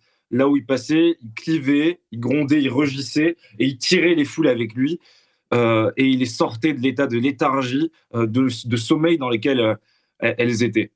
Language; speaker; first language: French; native; French